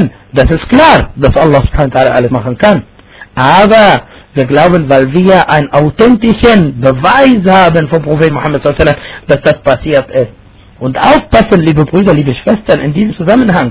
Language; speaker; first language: German; non-native, fluent; Arabic